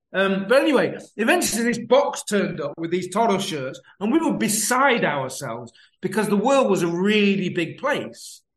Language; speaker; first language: English; native; English